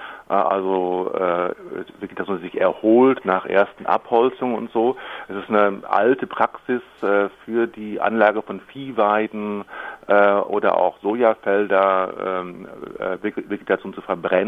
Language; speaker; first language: German; native; German